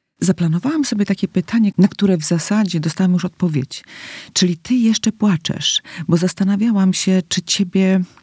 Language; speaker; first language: Polish; native; Polish